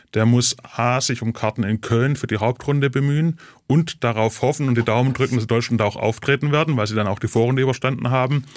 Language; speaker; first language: German; native; German